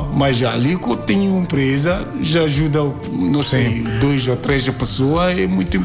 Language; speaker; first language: Portuguese; non-native, learner; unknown